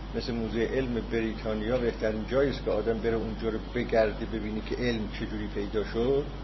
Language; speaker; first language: Persian; non-native, local second language; Azerbaijani